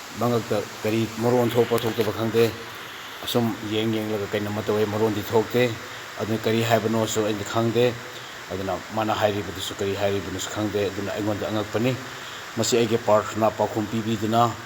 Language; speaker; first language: Manipuri; non-native, local second language; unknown